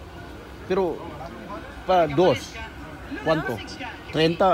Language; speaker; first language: Spanish; non-native, learner; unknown